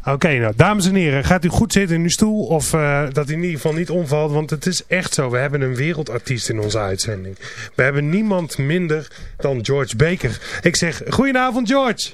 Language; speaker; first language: Dutch; native; Dutch